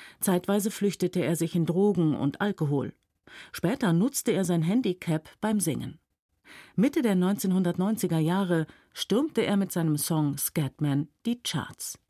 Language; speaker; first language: German; native; German